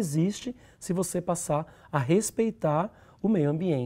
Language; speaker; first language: Portuguese; native; Portuguese